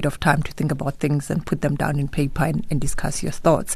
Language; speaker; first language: English; non-native, local second language; Tswana